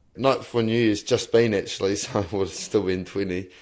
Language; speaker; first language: English; native; English